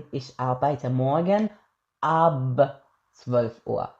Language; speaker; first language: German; non-native, fluent; Persian